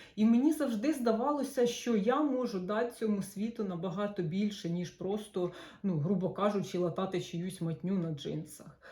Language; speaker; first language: Ukrainian; non-native, local second language; Russian